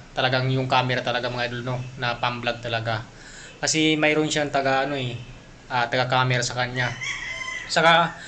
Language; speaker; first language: Filipino; non-native, local second language; Bikol